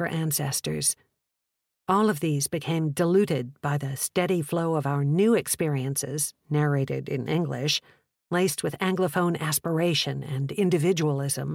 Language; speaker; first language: English; early bilingual, other home language; Czech